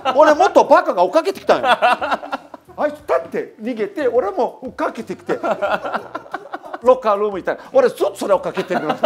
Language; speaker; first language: Japanese; non-native, fluent; Portuguese